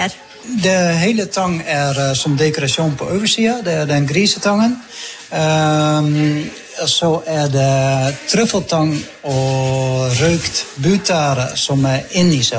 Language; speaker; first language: Norwegian; non-native, fluent; Dutch